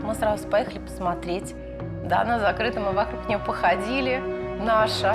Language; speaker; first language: Russian; native; Russian